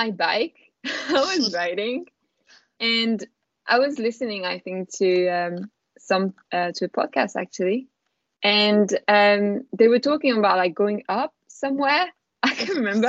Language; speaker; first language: English; non-native, fluent; French